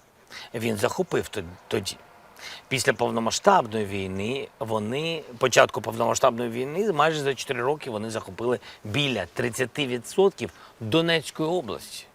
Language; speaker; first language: Ukrainian; non-native, local second language; Russian